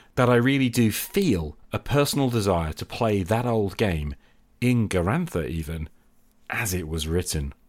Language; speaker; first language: English; native; English